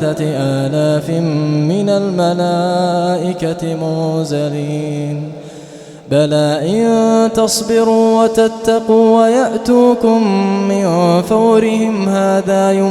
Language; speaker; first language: Arabic; native; Arabic